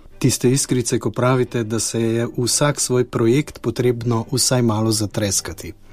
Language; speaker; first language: Slovenian; native; Slovenian